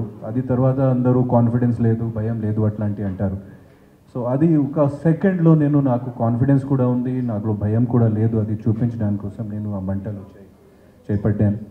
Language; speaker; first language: Telugu; non-native, fluent; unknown